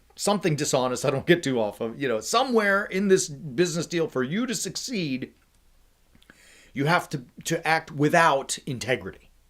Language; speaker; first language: English; native; English